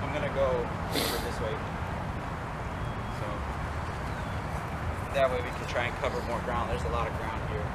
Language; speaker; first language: English; native; English